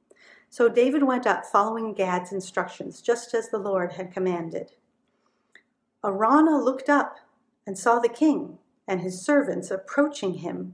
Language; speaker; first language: English; native; English